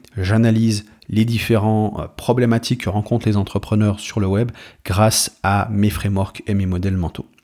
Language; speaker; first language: French; native; French